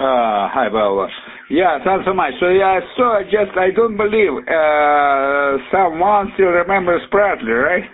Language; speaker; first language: English; non-native, fluent; Russian